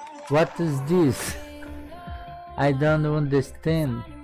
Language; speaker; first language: English; non-native, learner; Portuguese